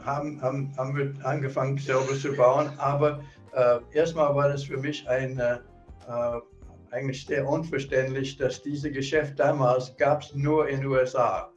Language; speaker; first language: German; non-native, fluent; English